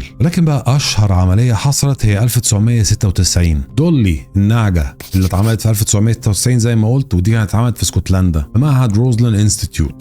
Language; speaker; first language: Arabic; native; Arabic